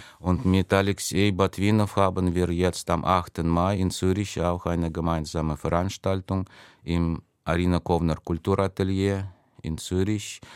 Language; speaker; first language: German; non-native, fluent; Russian